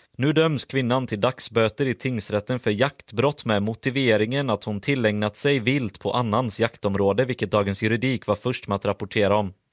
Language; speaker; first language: Swedish; native; Swedish